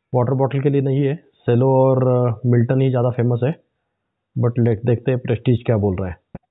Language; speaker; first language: Hindi; non-native, local second language; Marathi